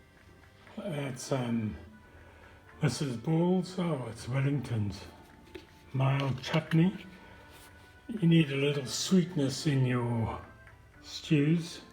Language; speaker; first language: English; native; English